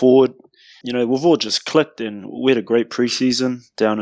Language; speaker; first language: English; native; English